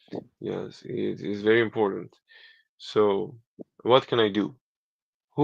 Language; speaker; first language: English; non-native, learner; Persian